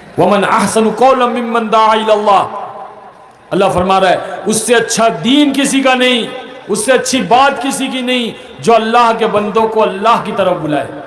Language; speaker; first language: Urdu; native; Urdu